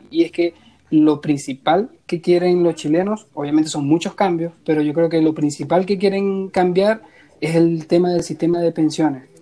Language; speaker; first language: Spanish; native; Spanish